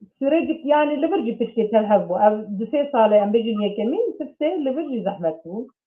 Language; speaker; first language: Kurdish; native; Kurdish